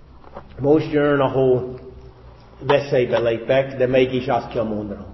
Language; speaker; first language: Hungarian; non-native, fluent; English